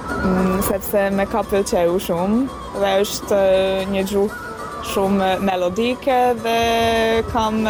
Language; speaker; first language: Albanian; non-native, learner; Hungarian